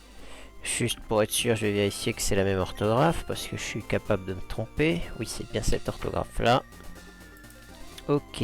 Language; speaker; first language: French; native; French